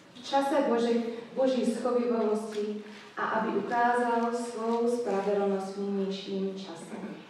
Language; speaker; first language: Czech; non-native, fluent; English